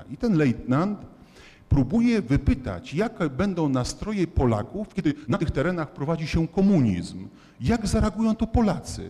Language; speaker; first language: Polish; native; Polish